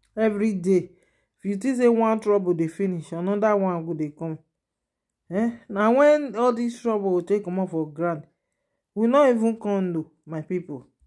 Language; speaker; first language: Nigerian Pidgin; non-native, local second language; Yoruba